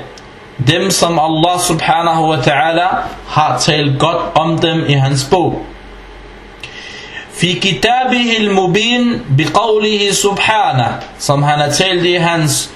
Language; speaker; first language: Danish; early bilingual, other home language; Arabic